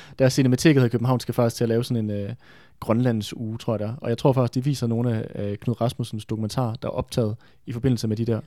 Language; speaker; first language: Danish; native; Danish